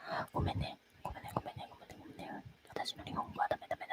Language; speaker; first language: Japanese; non-native, learner; Spanish